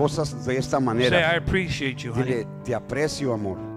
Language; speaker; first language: Spanish; early bilingual, heritage; English